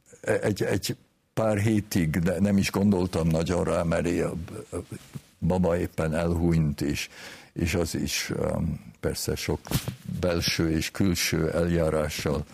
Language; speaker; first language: Hungarian; early bilingual, heritage; Hungarian